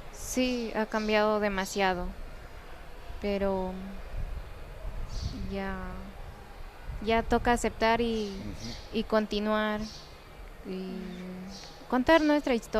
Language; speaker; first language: Spanish; non-native, local second language; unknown